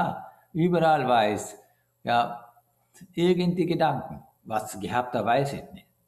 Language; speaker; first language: German; non-native, learner; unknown